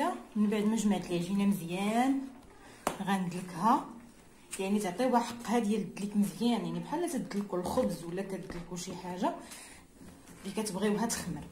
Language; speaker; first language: Arabic; native; Arabic